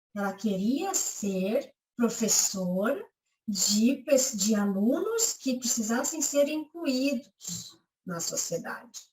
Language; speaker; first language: Portuguese; native; Portuguese